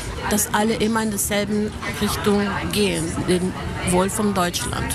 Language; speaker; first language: German; non-native, fluent; Spanish